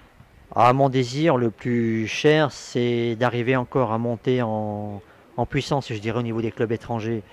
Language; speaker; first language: French; native; French